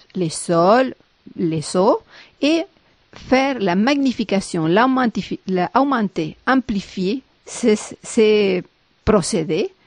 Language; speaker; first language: French; non-native, fluent; Spanish